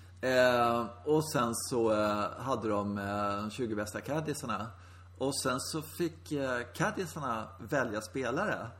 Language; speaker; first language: Swedish; native; Swedish